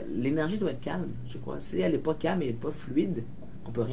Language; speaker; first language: French; native; French